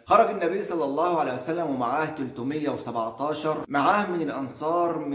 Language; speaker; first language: Arabic; native; Arabic